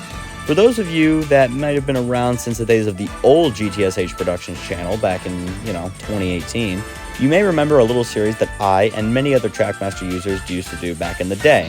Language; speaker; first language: English; native; English